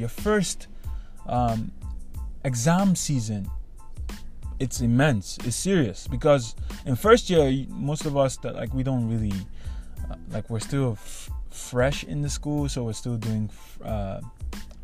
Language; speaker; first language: English; non-native, local second language; Igbo